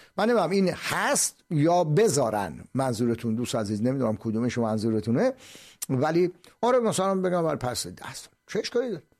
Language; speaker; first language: Persian; native; Persian